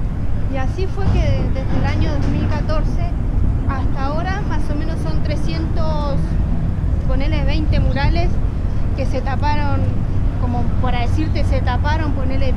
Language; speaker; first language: Spanish; native; Spanish